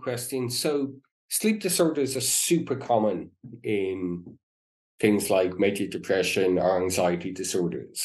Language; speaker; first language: English; native; English